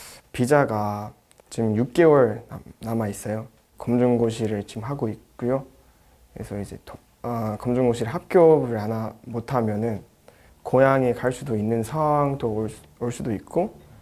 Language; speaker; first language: Korean; non-native, fluent; Nepali